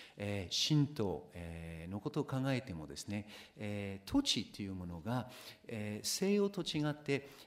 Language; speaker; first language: Japanese; non-native, fluent; English